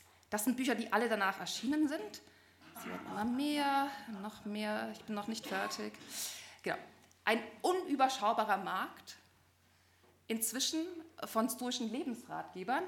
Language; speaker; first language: German; native; German